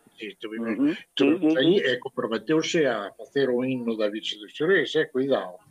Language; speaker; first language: Galician; native; Galician